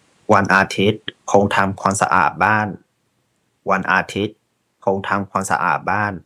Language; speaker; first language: Thai; non-native, fluent; Burmese